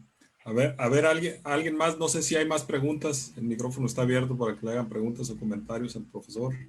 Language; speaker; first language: Spanish; native; Spanish